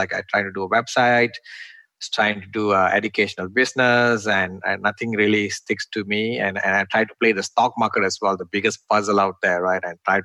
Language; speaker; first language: English; non-native, local second language; Tamil